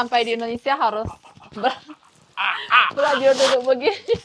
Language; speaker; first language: Chinese; non-native, fluent; Indonesian